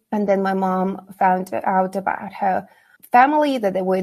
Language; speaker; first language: English; non-native, fluent; Kazakh